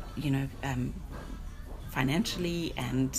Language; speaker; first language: English; native; English